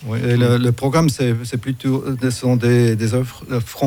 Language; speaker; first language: French; non-native, fluent; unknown